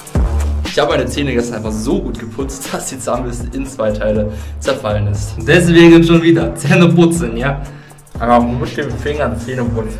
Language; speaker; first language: German; native; German